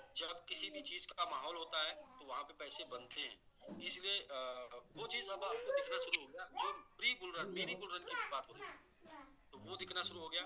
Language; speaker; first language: Hindi; native; Hindi